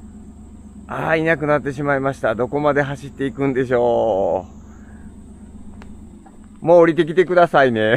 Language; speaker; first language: Japanese; native; Japanese